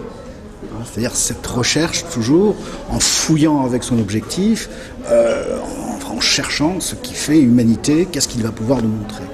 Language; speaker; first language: French; native; French